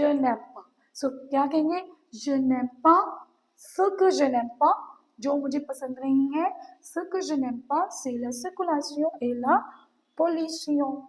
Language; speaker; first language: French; non-native, learner; Hindi